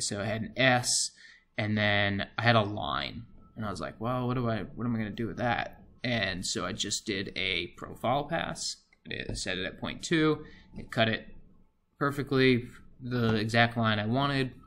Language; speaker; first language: English; native; English